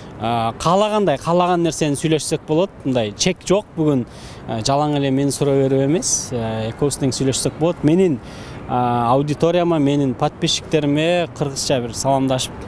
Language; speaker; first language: Kyrgyz; native; Kyrgyz